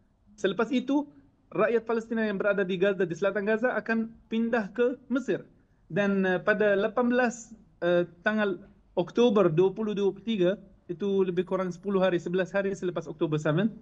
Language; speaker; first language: Indonesian; non-native, fluent; Arabic